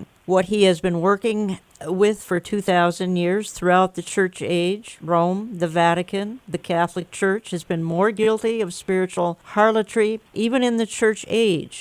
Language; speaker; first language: English; native; English